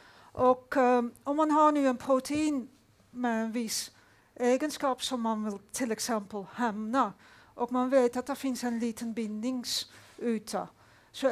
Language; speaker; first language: Swedish; non-native, fluent; Dutch